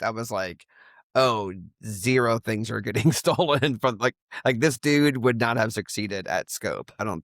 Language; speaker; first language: English; native; English